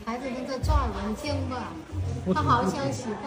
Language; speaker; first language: Chinese; non-native, learner; Vietnamese